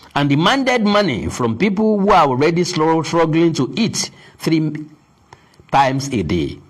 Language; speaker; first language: English; non-native, local second language; Yoruba